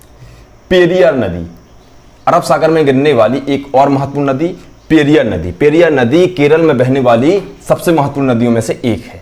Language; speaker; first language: Hindi; native; Hindi